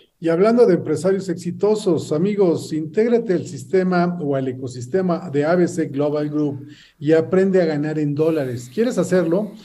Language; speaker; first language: Spanish; native; Spanish